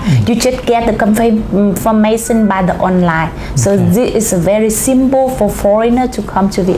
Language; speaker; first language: English; non-native, learner; Vietnamese